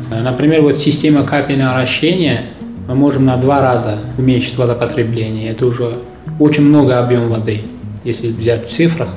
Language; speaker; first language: Russian; non-native, local second language; Uzbek